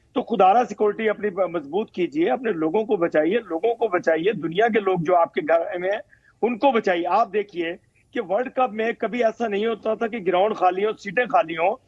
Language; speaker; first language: Urdu; native; Urdu